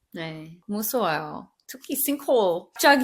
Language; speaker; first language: Korean; non-native, learner; English